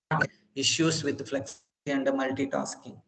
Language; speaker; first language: English; non-native, local second language; Telugu